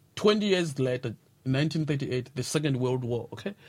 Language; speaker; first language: English; non-native, local second language; Tsonga